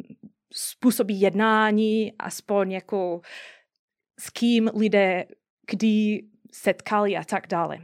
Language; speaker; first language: Czech; non-native, fluent; English